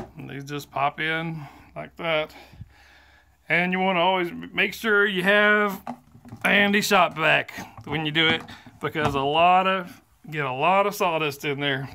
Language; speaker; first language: English; native; English